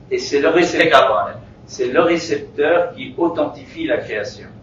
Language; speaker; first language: French; native; French